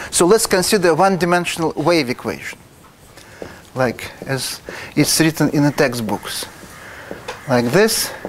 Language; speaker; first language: English; non-native, fluent; Russian